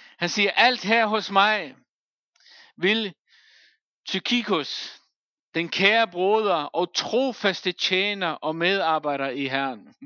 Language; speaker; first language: Danish; non-native, local second language; Faroese